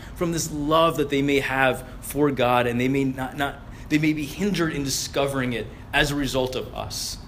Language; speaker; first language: English; early bilingual, other home language; Arabic